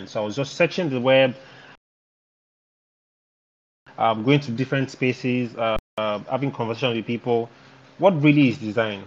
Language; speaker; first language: English; non-native, local second language; Yoruba